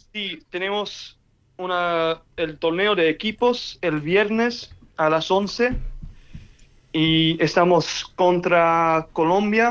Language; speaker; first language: Spanish; early bilingual, heritage; English